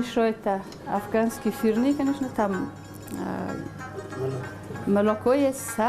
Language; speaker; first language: Russian; non-native, learner; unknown